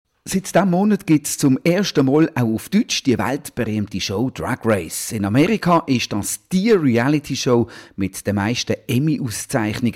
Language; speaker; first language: German; native; German